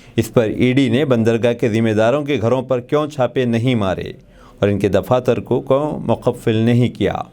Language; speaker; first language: Urdu; native; Urdu